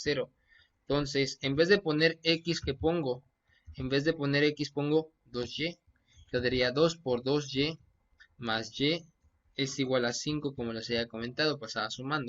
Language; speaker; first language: Spanish; native; Spanish